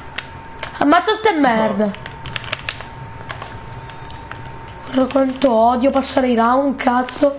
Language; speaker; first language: Italian; native; Italian